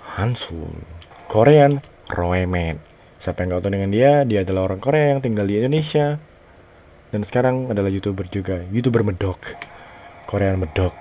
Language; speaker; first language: Indonesian; native; Indonesian